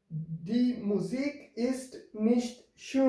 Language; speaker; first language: German; non-native, fluent; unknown